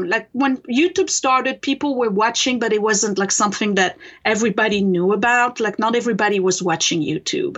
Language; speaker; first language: English; non-native, fluent; French